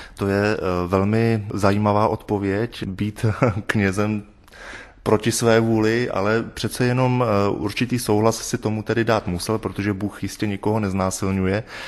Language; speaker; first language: Czech; native; Czech